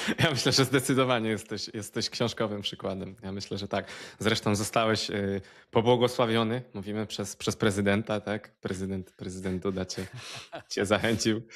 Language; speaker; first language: Polish; native; Polish